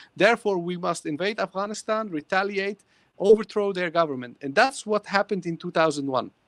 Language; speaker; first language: English; early bilingual, other home language; Persian